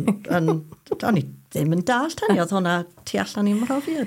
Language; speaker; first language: Welsh; non-native, fluent; English